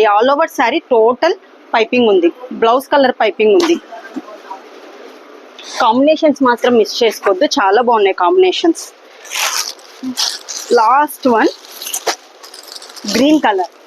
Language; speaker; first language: Telugu; native; Telugu